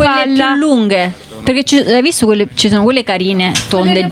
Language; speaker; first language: Italian; native; Italian